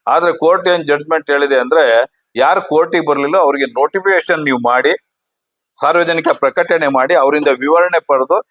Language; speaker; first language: Kannada; native; Kannada